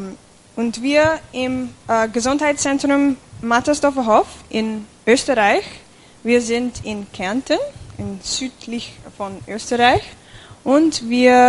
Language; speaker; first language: German; non-native, fluent; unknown